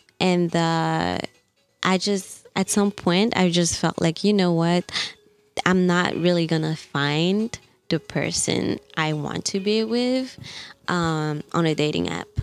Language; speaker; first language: English; non-native, fluent; French